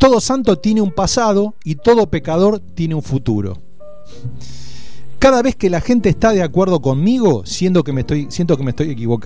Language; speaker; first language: Spanish; native; Spanish